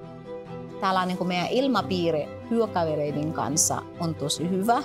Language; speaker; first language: Finnish; non-native, fluent; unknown